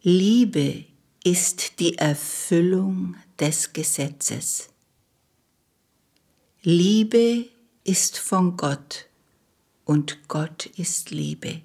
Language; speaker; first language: German; native; German